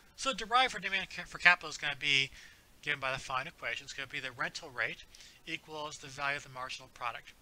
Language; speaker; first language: English; native; English